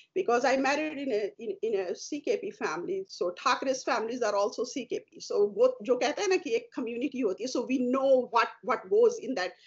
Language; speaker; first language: Hindi; native; Hindi